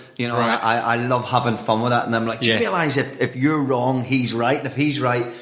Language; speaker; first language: English; native; English